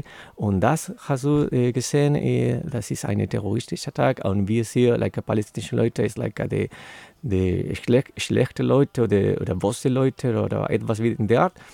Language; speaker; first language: German; non-native, learner; Spanish